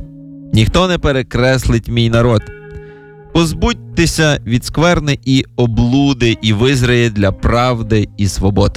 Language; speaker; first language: Ukrainian; native; Ukrainian